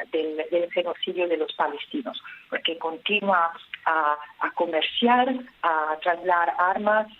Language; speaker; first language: Spanish; non-native, fluent; Italian